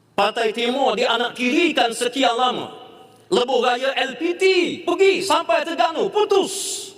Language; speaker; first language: Malay; native; Malay